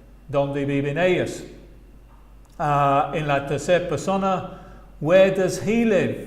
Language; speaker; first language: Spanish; non-native, fluent; English